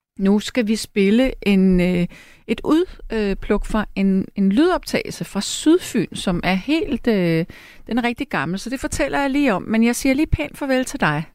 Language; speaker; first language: Danish; native; Danish